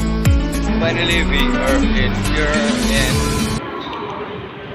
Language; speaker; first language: English; non-native, local second language; Karbi